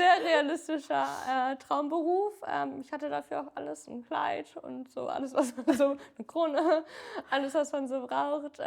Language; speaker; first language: German; native; German